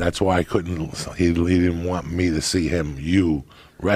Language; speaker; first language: English; native; English